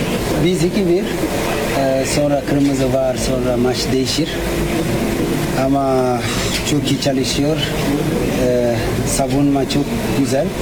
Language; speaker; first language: Turkish; non-native, learner; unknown